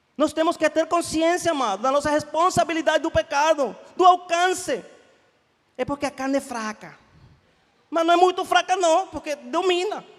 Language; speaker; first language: Portuguese; non-native, fluent; Spanish